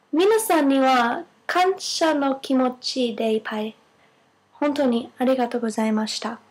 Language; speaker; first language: Japanese; non-native, learner; English